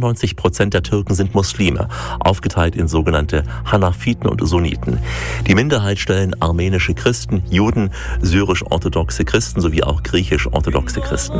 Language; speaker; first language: German; native; German